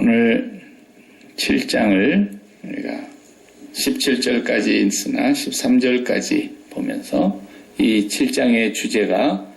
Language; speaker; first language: Korean; native; Korean